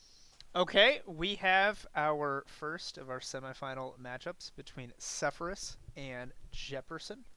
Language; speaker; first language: English; native; English